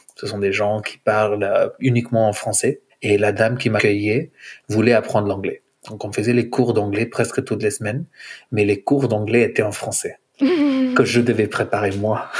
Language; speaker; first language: French; non-native, fluent; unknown